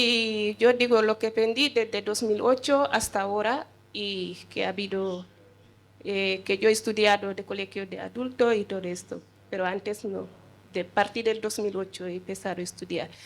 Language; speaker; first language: Spanish; non-native, learner; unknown